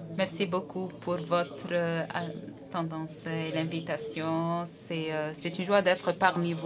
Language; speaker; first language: French; non-native, local second language; Arabic